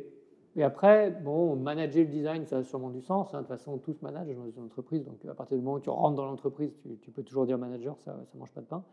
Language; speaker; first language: French; native; French